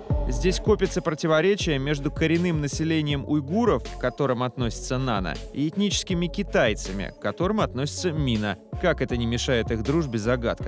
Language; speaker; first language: Russian; native; Russian